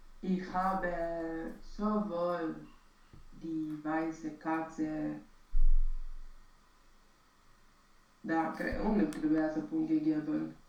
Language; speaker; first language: German; non-native, learner; Romanian